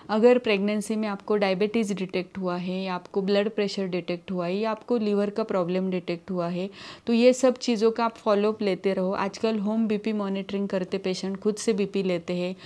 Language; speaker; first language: Hindi; non-native, local second language; Marathi